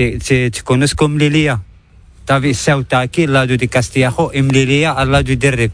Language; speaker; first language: Spanish; non-native, learner; Arabic